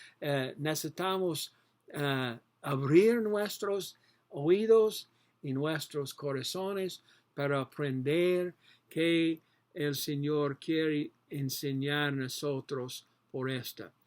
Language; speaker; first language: Spanish; non-native, learner; English